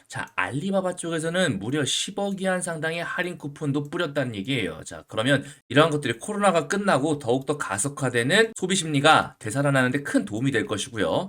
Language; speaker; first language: Korean; native; Korean